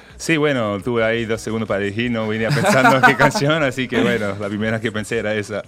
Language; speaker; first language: Spanish; early bilingual, heritage; Spanish